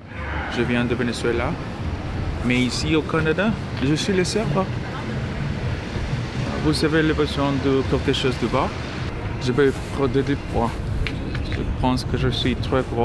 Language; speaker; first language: French; non-native, learner; Spanish